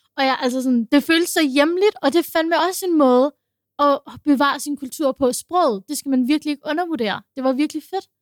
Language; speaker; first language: Danish; early bilingual, other home language; Urdu